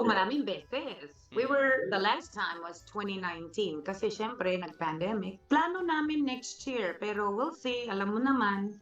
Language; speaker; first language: Filipino; early bilingual, heritage; Filipino